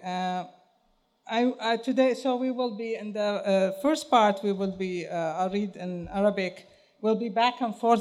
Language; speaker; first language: English; non-native, fluent; Arabic